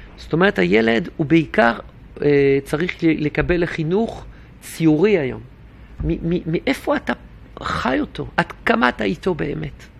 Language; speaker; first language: Hebrew; non-native, fluent; French